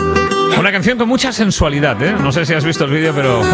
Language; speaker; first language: Spanish; native; Spanish